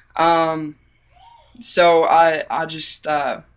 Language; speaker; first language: English; native; English